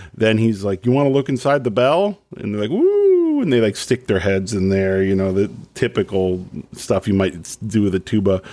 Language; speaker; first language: English; native; English